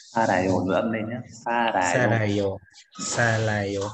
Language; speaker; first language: Vietnamese; native; Vietnamese